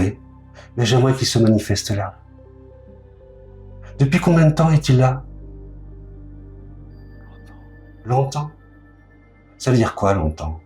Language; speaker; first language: French; native; French